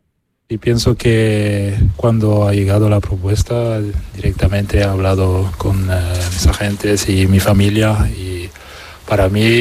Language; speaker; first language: Spanish; non-native, fluent; French